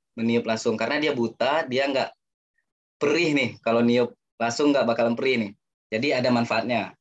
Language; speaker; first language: Indonesian; non-native, local second language; Minangkabau